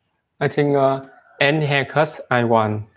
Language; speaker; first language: English; non-native, learner; Vietnamese